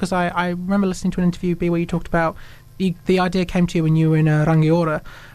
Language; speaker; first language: English; native; English